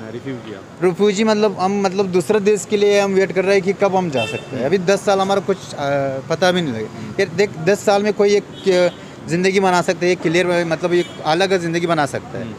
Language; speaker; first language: Hindi; non-native, learner; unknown